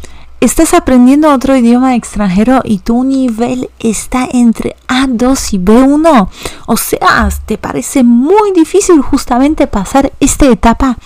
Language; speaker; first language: Spanish; non-native, fluent; Polish